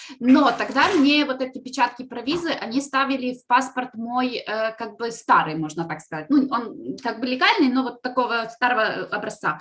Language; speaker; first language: Russian; native; Russian